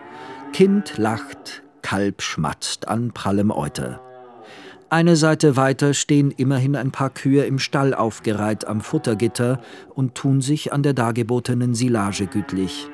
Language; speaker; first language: German; native; German